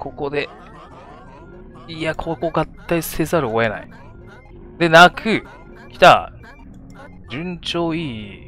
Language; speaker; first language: Japanese; native; Japanese